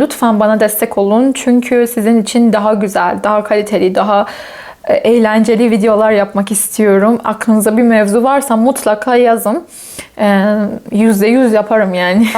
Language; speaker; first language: Turkish; non-native, fluent; Persian